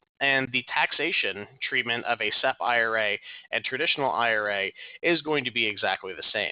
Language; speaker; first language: English; native; English